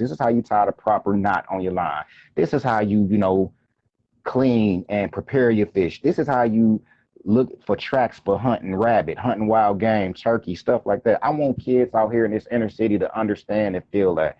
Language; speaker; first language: English; native; English